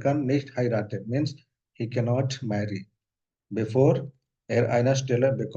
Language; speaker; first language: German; non-native, fluent; Hindi